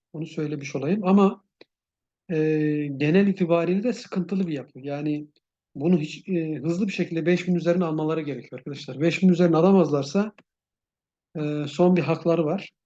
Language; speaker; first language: Turkish; native; Turkish